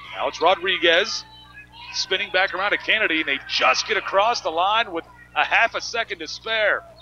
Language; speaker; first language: English; native; English